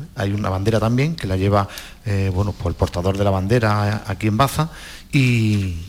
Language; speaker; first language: Spanish; native; Spanish